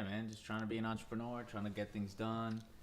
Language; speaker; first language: English; native; English